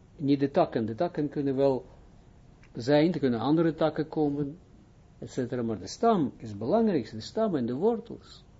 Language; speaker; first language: Dutch; non-native, fluent; Hebrew